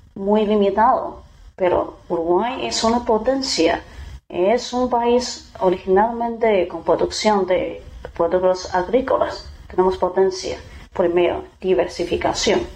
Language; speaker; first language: Spanish; non-native, fluent; Chinese